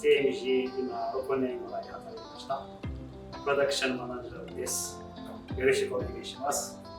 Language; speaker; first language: Japanese; non-native, learner; Arabic